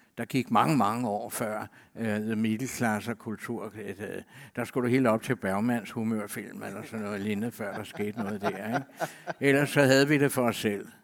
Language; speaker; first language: Danish; native; Danish